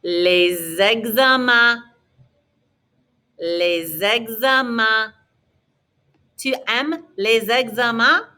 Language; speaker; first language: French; non-native, fluent; English